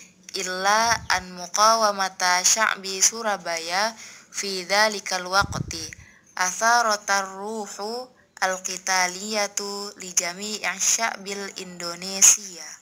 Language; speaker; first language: Arabic; non-native, learner; Indonesian